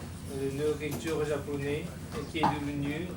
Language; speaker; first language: French; non-native, learner; Japanese